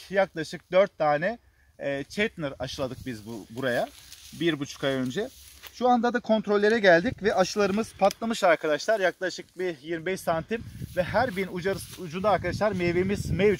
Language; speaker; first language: Turkish; native; Turkish